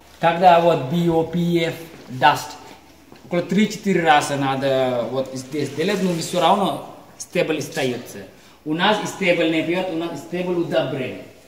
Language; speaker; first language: Russian; non-native, learner; Sinhala